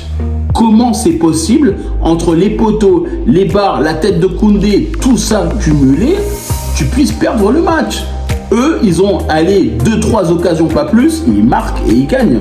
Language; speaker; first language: French; native; French